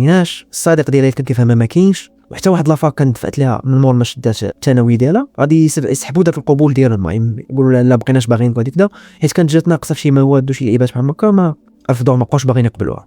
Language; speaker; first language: Arabic; native; Arabic